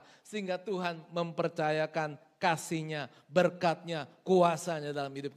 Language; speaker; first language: Indonesian; native; Indonesian